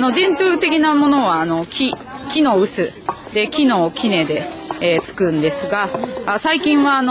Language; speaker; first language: Japanese; native; Japanese